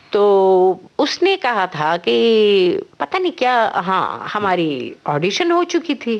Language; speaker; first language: Hindi; non-native, local second language; Telugu